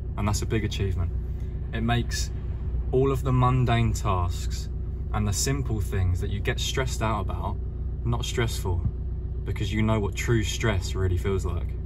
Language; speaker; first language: English; native; English